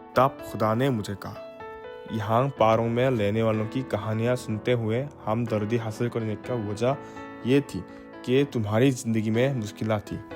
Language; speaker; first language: Urdu; non-native, learner; Korean